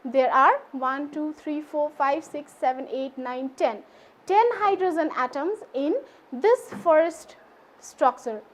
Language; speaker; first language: English; non-native, local second language; Nepali